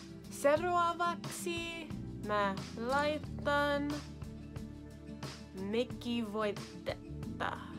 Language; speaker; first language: Finnish; non-native, learner; English